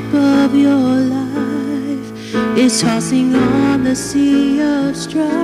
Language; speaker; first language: English; native; English